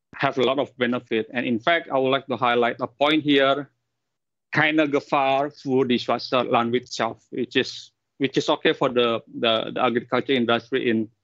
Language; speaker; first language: English; non-native, fluent; Indonesian